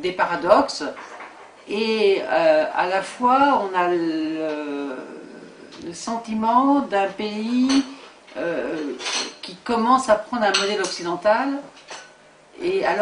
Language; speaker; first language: French; native; French